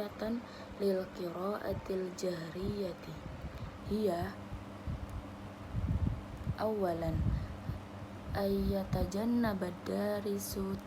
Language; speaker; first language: Arabic; non-native, learner; Indonesian